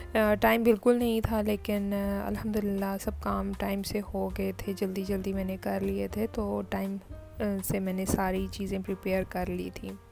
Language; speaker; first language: Urdu; native; Urdu